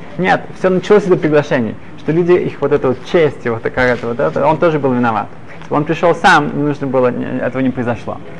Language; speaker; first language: Russian; early bilingual, other home language; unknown